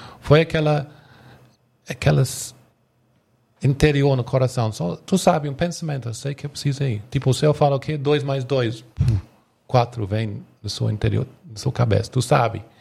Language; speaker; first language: Portuguese; non-native, fluent; English